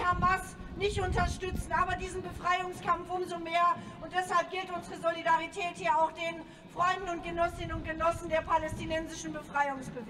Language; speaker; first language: German; native; German